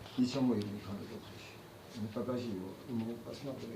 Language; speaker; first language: French; non-native, learner; Georgian